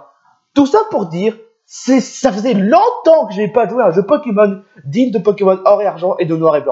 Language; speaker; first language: French; native; French